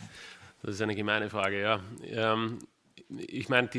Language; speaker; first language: German; native; German